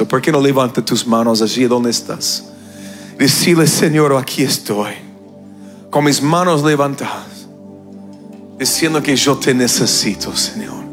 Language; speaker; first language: Spanish; non-native, fluent; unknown